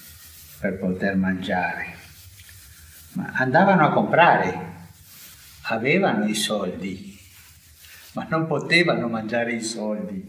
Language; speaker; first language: Italian; non-native, fluent; Spanish